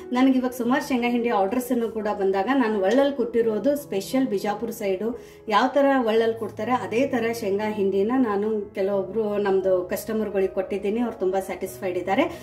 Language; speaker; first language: Kannada; native; Kannada